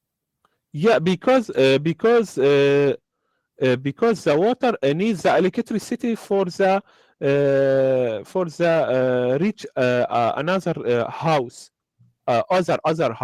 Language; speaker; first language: English; non-native, learner; Arabic